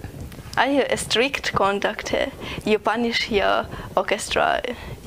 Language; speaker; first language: English; non-native, learner; Ukrainian